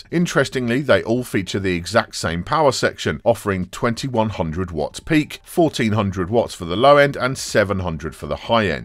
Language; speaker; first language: English; native; English